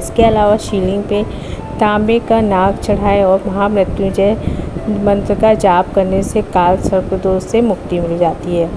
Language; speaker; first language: Hindi; native; Hindi